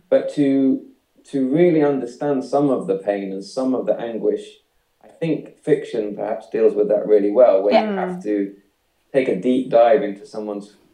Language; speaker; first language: English; native; English